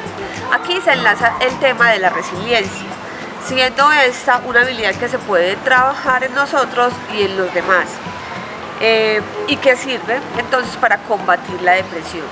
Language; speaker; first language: Spanish; native; Spanish